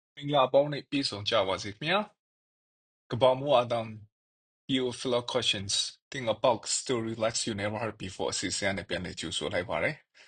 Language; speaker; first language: Burmese; non-native, local second language; Kachin